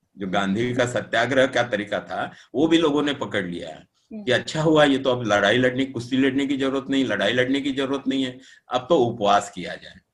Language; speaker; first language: Hindi; non-native, local second language; Marathi